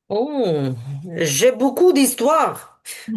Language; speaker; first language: French; non-native, learner; Ukrainian